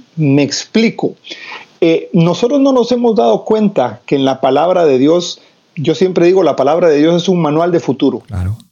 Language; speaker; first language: Spanish; native; Spanish